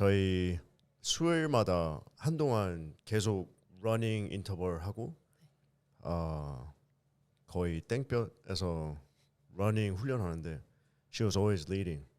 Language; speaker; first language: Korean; early bilingual, heritage; English